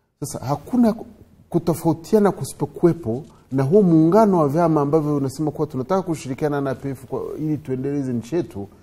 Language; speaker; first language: Swahili; non-native, fluent; Kinyarwanda